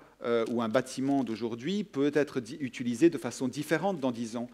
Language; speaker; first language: French; native; French